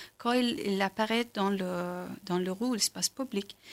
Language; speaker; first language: French; non-native, learner; Persian